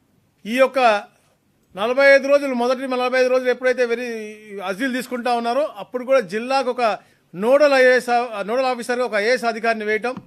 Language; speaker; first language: Telugu; native; Telugu